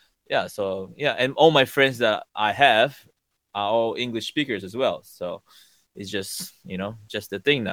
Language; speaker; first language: English; native; English